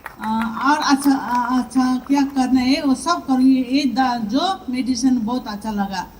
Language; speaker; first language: Hindi; non-native, local second language; Bangla